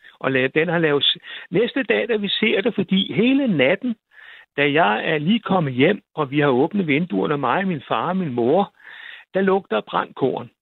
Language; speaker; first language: Danish; native; Danish